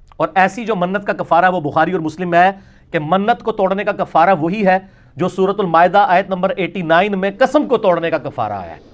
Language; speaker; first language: Urdu; non-native, local second language; Punjabi